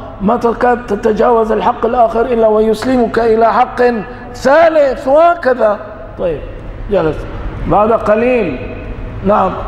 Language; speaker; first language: Arabic; early bilingual, other home language; Kurdish